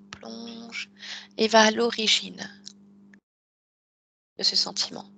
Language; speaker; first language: French; native; French